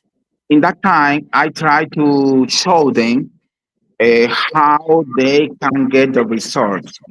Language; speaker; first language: English; non-native, learner; Spanish